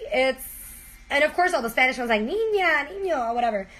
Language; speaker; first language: English; early bilingual, heritage; Spanish